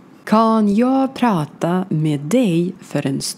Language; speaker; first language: Swedish; non-native, learner; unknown